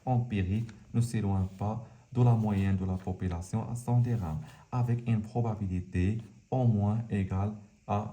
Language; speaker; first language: French; non-native, local second language; Arabic